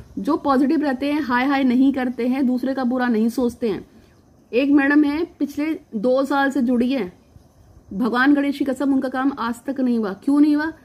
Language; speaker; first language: Hindi; native; Hindi